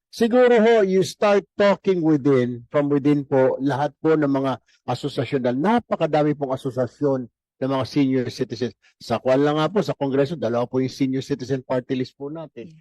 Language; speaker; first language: Filipino; native; Filipino